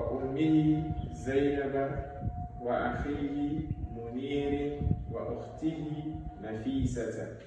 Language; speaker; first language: Arabic; non-native, fluent; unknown